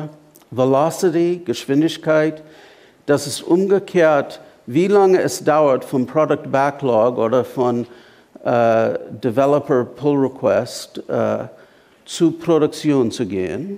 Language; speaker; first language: German; non-native, fluent; English